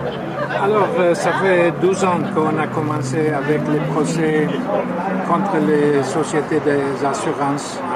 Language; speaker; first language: French; non-native, fluent; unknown